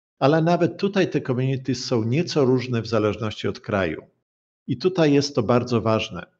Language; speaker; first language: Polish; native; Polish